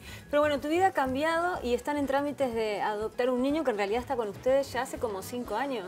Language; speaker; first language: Spanish; native; Spanish